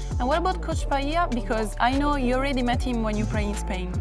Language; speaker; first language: English; non-native, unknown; Italian